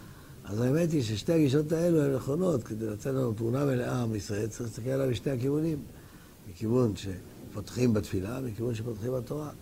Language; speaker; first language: Hebrew; native; Hebrew